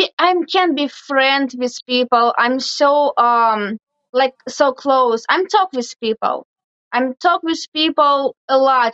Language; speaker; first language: English; non-native, learner; Russian